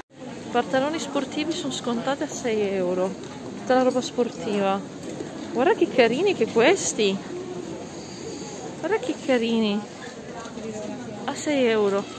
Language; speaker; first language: Italian; non-native, local second language; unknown